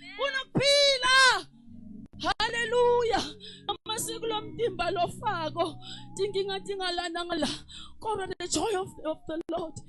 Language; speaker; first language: Zulu; non-native, local second language; Swati